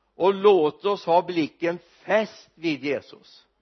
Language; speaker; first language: Swedish; native; Swedish